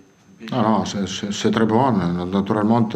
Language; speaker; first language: French; non-native, fluent; Italian